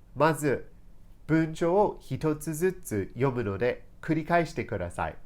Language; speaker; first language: Japanese; non-native, fluent; English